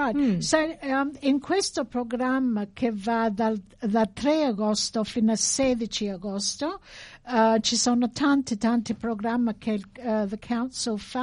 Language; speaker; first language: Italian; early bilingual, heritage; English